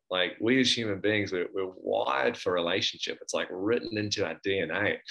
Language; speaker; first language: English; native; English